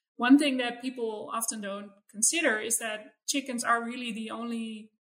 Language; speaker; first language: English; non-native, fluent; Dutch